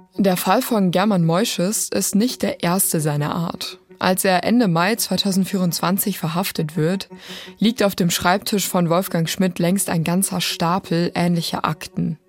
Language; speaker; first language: German; native; German